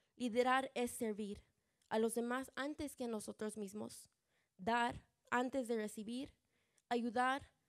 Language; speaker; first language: Spanish; early bilingual, other home language; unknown